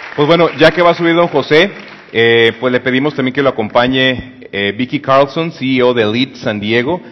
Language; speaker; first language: Spanish; native; Spanish